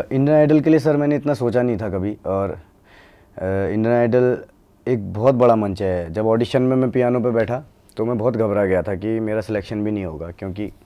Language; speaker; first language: Hindi; native; Hindi